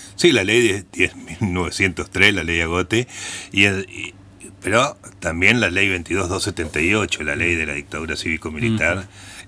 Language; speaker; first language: Spanish; native; Spanish